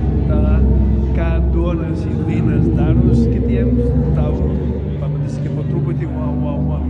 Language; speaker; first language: Lithuanian; non-native, learner; Spanish